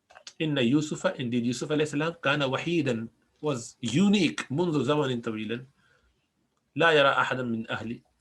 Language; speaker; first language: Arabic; non-native, fluent; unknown